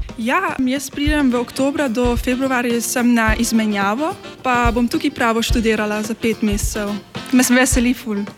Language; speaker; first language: Slovenian; early bilingual, heritage; Dutch